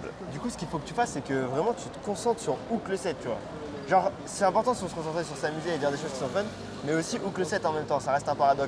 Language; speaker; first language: French; native; French